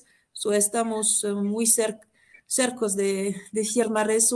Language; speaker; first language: Spanish; non-native, fluent; French